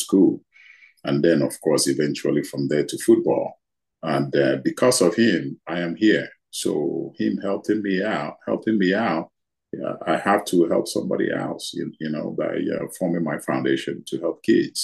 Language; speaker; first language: English; non-native, local second language; Igbo